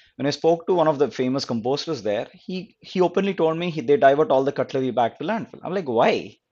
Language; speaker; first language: English; non-native, local second language; Telugu